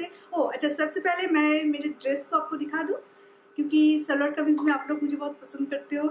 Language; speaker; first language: Hindi; non-native, local second language; Bangla